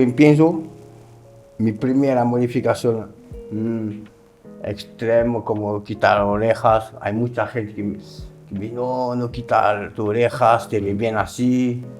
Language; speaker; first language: Spanish; non-native, learner; French